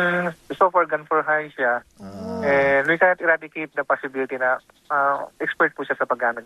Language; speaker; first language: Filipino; non-native, local second language; Cebuano